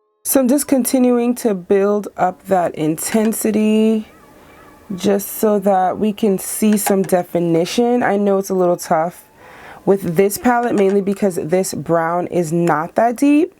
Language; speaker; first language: English; native; English